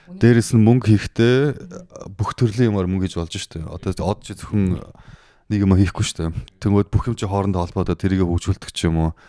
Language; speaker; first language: Mongolian; early bilingual, heritage; Mongolian